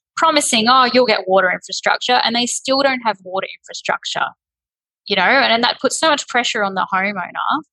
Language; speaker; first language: English; native; English